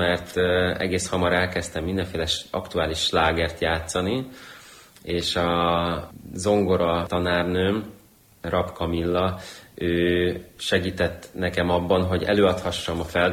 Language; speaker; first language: Hungarian; early bilingual, other home language; Ukrainian